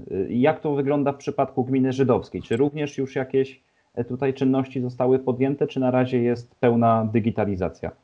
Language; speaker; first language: Polish; native; Polish